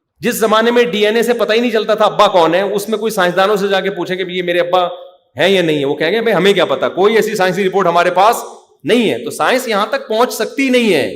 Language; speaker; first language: Urdu; native; Urdu